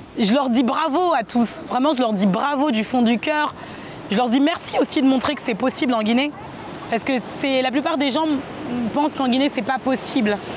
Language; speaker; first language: French; native; French